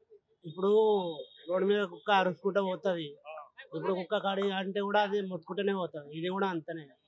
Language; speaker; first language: Telugu; native; Telugu